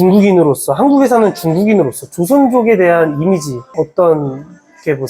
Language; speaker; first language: Korean; native; Korean